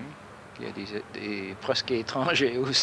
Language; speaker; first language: French; non-native, fluent; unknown